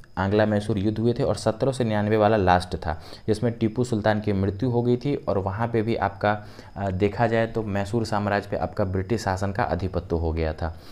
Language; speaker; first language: Hindi; native; Hindi